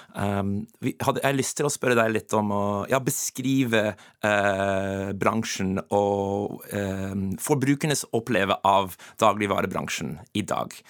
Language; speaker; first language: Norwegian; non-native, fluent; English